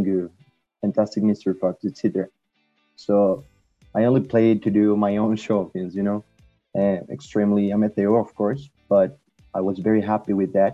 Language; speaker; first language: English; non-native, learner; Spanish